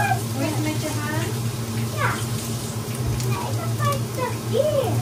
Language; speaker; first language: Dutch; non-native, learner; Indonesian